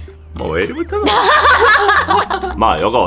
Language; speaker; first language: Korean; native; Korean